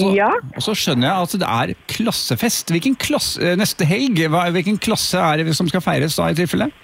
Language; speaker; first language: Norwegian; native; Norwegian